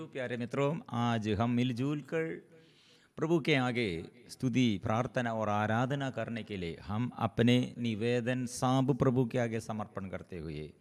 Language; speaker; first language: Hindi; non-native, local second language; Malayalam